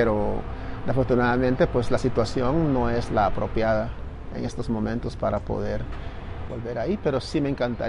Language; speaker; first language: Spanish; native; Spanish